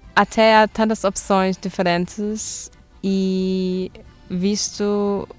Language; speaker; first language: Portuguese; non-native, fluent; German